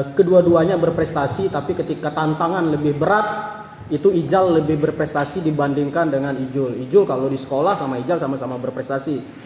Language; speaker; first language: Indonesian; non-native, local second language; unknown